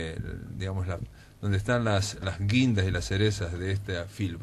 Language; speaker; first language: Spanish; native; Spanish